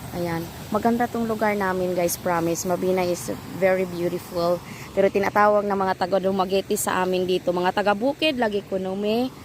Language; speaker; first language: Filipino; non-native, local second language; Cebuano